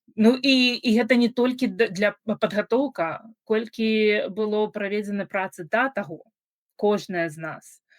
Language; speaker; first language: Belarusian; non-native, local second language; Russian